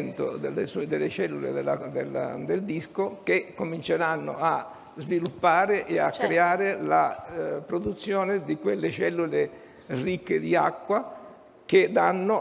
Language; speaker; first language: Italian; native; Italian